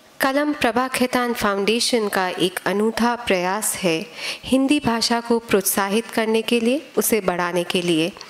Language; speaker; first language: Hindi; native; Hindi